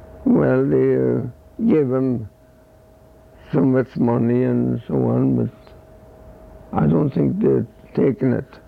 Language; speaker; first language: English; non-native, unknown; Swedish